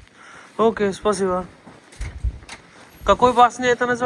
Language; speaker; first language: Russian; non-native, learner; Hindi